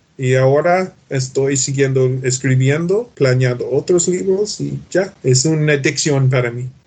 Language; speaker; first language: Spanish; non-native, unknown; English